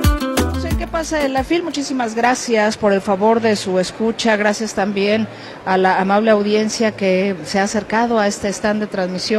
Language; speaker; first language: Spanish; native; Spanish